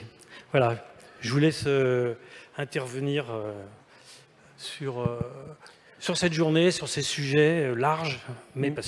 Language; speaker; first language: French; native; French